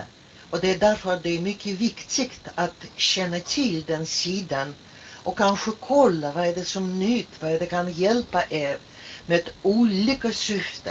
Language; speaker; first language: Swedish; non-native, fluent; Russian